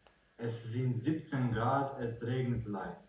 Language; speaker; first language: German; non-native, learner; Croatian